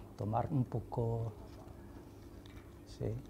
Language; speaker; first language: Spanish; non-native, fluent; Chinese